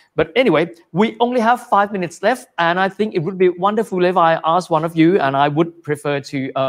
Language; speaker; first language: English; non-native, fluent; Thai